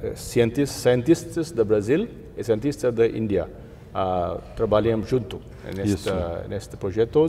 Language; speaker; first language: Portuguese; non-native, fluent; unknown